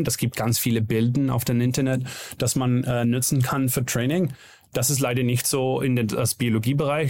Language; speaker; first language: German; non-native, learner; Dutch